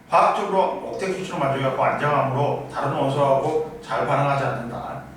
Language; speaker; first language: Korean; native; Korean